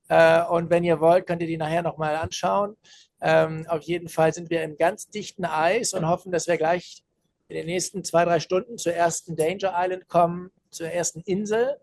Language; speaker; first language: German; native; German